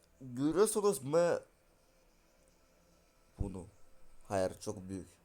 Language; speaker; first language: Turkish; non-native, learner; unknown